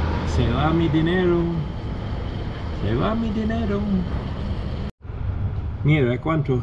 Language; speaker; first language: Spanish; non-native, fluent; English